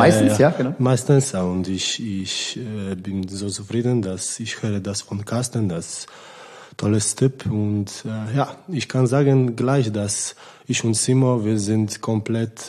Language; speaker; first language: German; non-native, learner; Polish